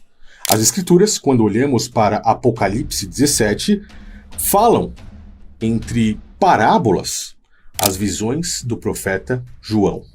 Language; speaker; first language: Portuguese; native; Portuguese